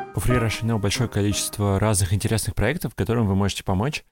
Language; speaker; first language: Russian; native; Russian